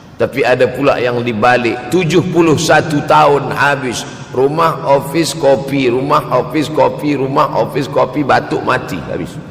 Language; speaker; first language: Malay; native; Malay